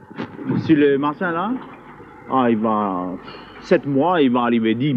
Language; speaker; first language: French; non-native, local second language; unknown